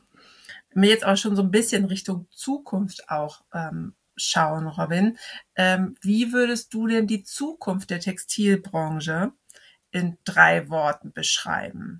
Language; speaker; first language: German; native; German